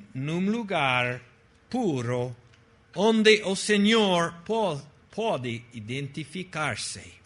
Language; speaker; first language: Portuguese; non-native, fluent; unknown